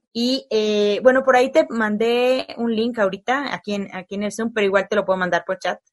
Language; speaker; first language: Spanish; native; Spanish